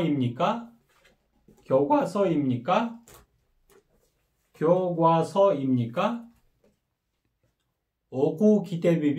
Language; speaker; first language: Korean; non-native, learner; Kyrgyz